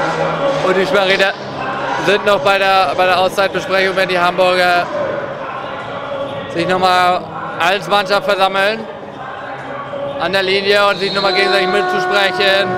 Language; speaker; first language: German; native; German